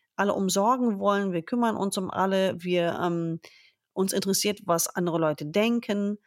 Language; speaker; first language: German; non-native, fluent; English